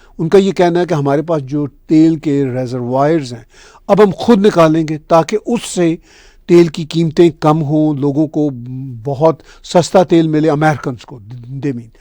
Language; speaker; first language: Urdu; native; Urdu